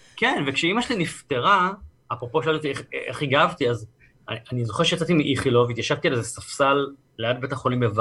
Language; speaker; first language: Hebrew; native; Hebrew